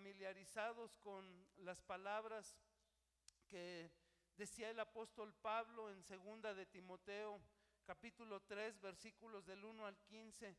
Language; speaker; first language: Spanish; native; Spanish